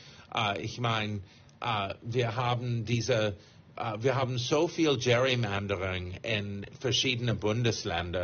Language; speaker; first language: German; non-native, fluent; English